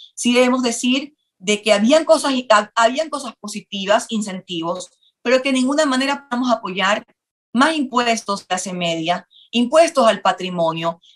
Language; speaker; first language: Spanish; native; Spanish